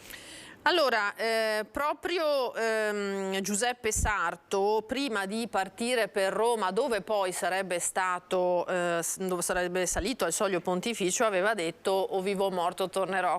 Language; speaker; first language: Italian; native; Italian